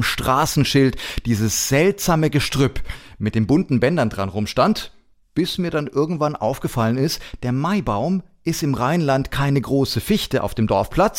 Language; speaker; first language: German; native; German